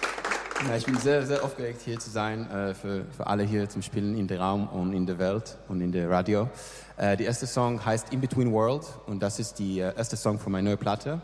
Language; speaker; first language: German; non-native, learner; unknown